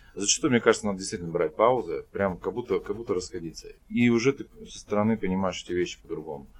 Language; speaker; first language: Russian; native; Russian